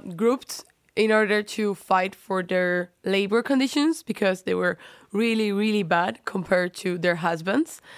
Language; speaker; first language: English; non-native, fluent; Spanish